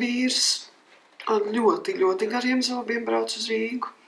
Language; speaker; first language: Latvian; early bilingual, heritage; Latvian